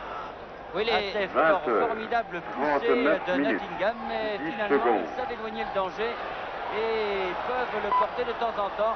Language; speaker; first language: French; native; French